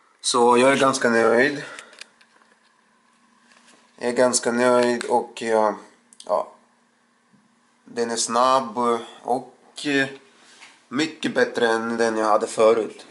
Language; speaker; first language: Swedish; non-native, learner; Russian